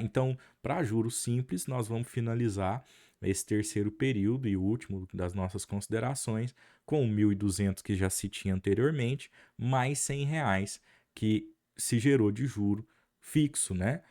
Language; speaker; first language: Portuguese; native; Portuguese